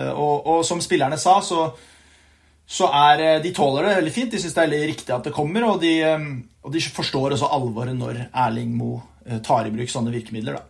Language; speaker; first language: Norwegian; early bilingual, heritage; Norwegian